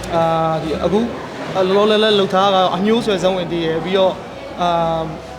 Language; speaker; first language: Burmese; native; Burmese